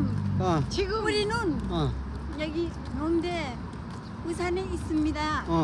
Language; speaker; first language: Korean; non-native, learner; Nepali